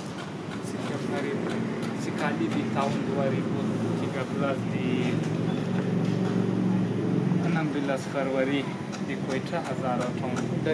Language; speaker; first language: Indonesian; non-native, learner; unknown